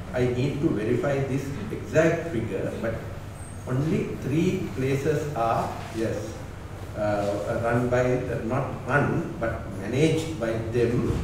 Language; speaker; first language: English; non-native, local second language; Sinhala